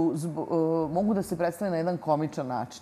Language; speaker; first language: Serbian; native; Serbian